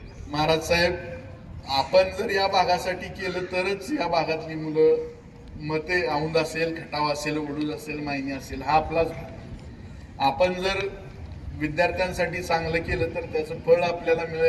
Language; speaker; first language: Marathi; native; Marathi